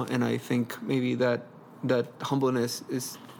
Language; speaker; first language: English; early bilingual, other home language; Spanish